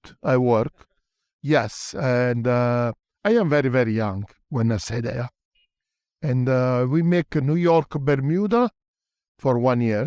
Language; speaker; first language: English; non-native, learner; Italian